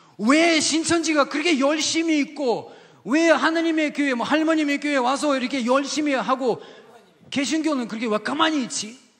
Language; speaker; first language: Korean; non-native, fluent; Russian